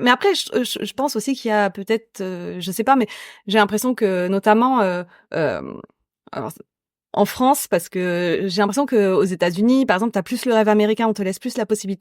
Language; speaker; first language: French; native; French